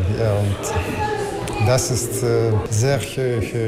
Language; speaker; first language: German; non-native, learner; Russian